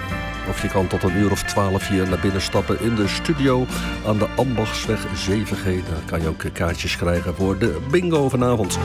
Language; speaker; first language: Dutch; native; Dutch